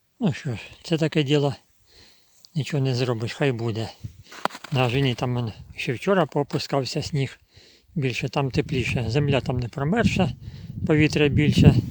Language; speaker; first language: Ukrainian; native; Ukrainian